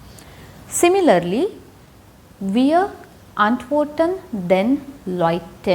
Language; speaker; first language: German; non-native, fluent; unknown